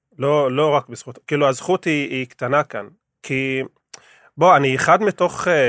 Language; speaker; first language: Hebrew; non-native, local second language; Arabic